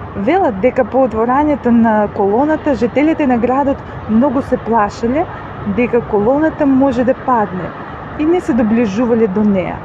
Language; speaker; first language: Macedonian; non-native, fluent; Russian